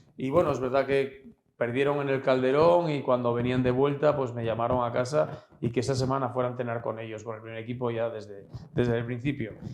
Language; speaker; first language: Spanish; native; Spanish